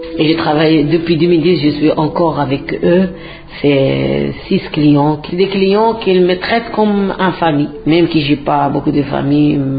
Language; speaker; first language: French; non-native, local second language; Arabic